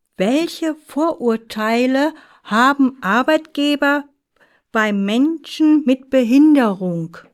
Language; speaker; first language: German; native; German